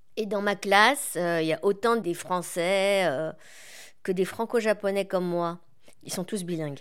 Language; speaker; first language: French; native; French